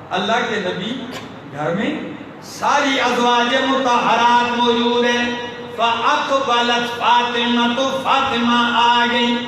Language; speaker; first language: Urdu; non-native, local second language; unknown